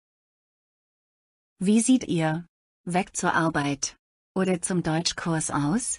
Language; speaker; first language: German; non-native, learner; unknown